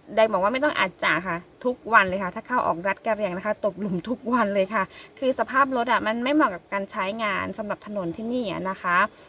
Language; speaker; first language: Thai; native; Thai